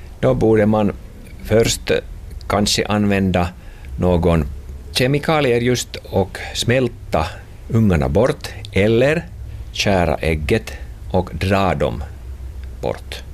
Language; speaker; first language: Swedish; non-native, local second language; Finnish